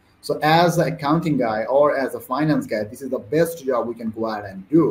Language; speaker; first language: English; non-native, local second language; Bangla